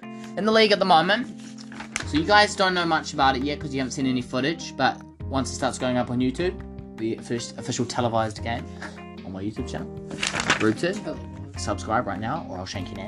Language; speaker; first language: English; native; English